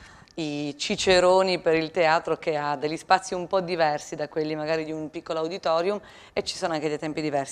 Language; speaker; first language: Italian; native; Italian